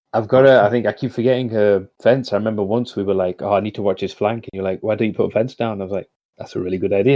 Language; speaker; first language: English; native; English